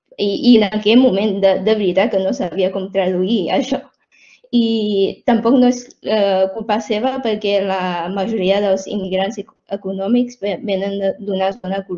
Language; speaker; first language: Catalan; non-native, fluent; Chinese